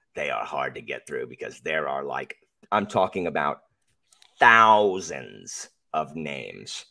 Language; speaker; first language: English; native; English